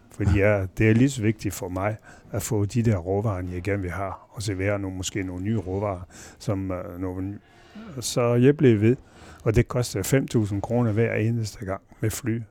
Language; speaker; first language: Danish; non-native, fluent; French